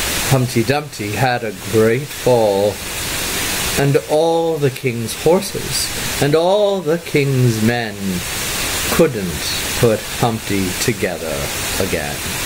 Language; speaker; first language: English; native; English